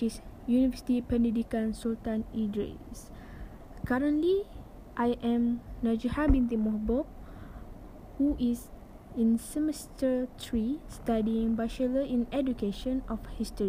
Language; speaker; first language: English; non-native, local second language; Malay